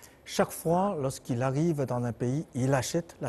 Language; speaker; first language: French; non-native, fluent; Chinese